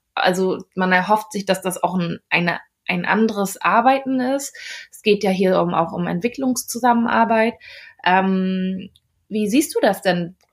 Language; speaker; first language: German; native; German